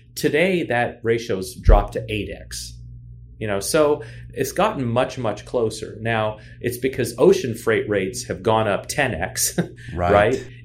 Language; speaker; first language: English; native; English